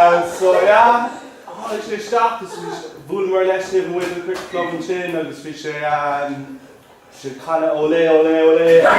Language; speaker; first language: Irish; non-native, local second language; English